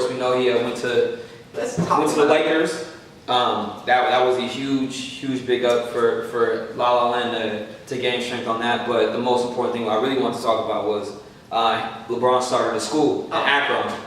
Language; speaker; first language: English; native; English